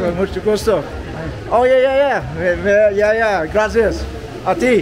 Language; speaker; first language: Spanish; non-native, learner; English